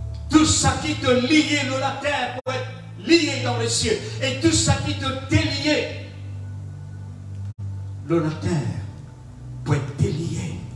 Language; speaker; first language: French; non-native, local second language; Morisyen